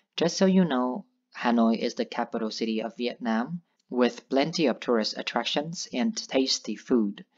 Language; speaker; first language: English; non-native, fluent; Vietnamese